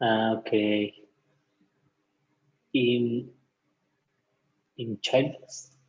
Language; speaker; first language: English; non-native, learner; Spanish